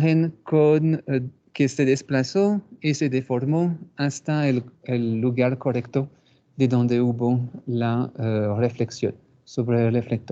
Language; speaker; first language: Spanish; non-native, fluent; French